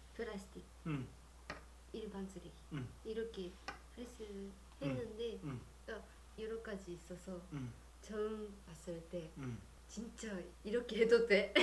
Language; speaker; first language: Korean; non-native, learner; Japanese